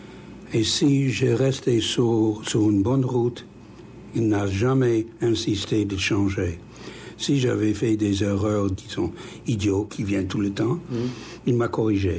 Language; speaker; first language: French; non-native, fluent; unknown